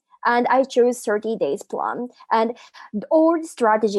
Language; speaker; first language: English; non-native, fluent; Japanese